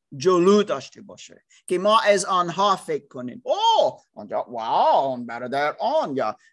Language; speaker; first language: Persian; non-native, learner; English